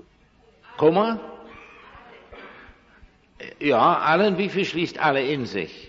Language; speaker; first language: German; non-native, fluent; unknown